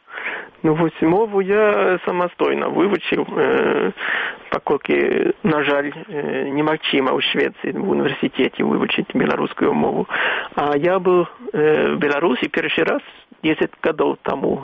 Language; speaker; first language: Belarusian; non-native, fluent; Swedish